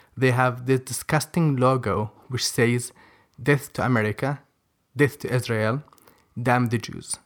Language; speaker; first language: English; non-native, fluent; Arabic